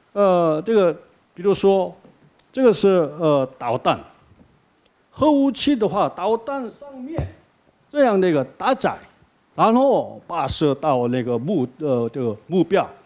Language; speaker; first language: Chinese; non-native, learner; Korean